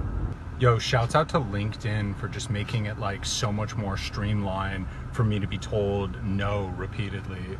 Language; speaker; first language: English; native; English